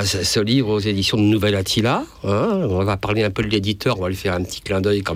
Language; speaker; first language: French; native; French